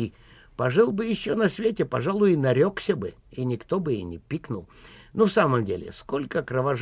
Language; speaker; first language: Russian; native; Russian